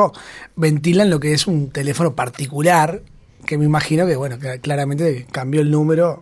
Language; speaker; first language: Spanish; native; Spanish